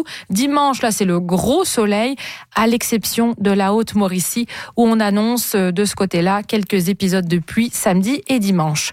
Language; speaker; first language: French; native; French